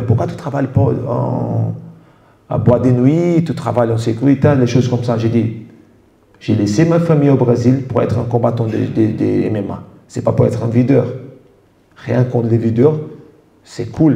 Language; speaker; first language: French; non-native, fluent; Portuguese